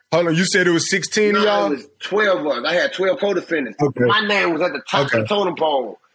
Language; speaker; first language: English; native; English